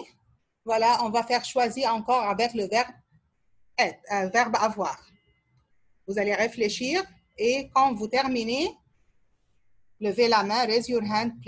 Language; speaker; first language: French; non-native, fluent; Arabic